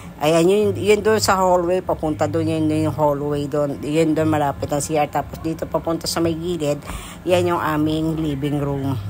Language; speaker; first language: Filipino; non-native, local second language; Hiligaynon